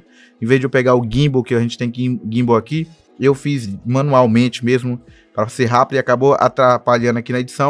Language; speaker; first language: Portuguese; native; Portuguese